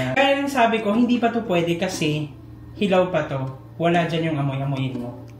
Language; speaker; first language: Filipino; non-native, local second language; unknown